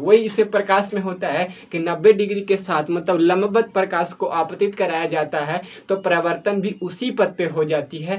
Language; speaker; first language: Hindi; native; Hindi